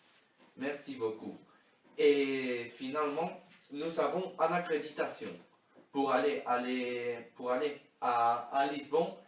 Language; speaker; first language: French; non-native, learner; Spanish